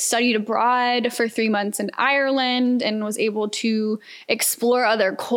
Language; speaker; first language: English; native; English